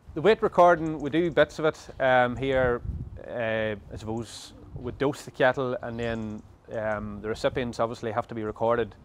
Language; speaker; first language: English; native; English